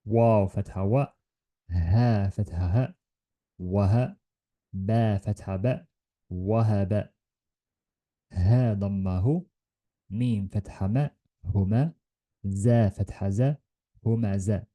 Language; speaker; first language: Arabic; non-native, learner; Estonian